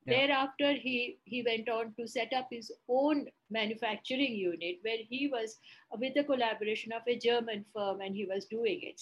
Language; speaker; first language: English; non-native, local second language; Bangla